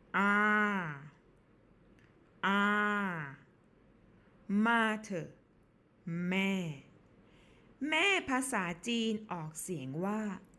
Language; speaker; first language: Thai; native; Thai